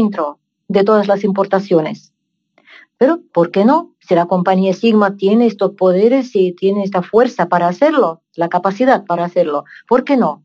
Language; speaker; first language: Spanish; non-native, fluent; Russian